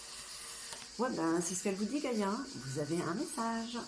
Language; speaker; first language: French; native; French